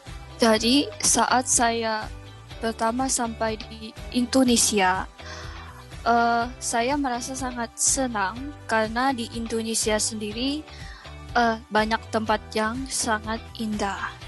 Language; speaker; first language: Indonesian; non-native, learner; Chinese